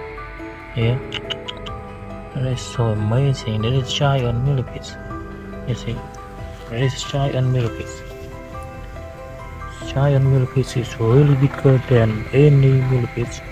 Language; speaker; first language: English; non-native, learner; Khmer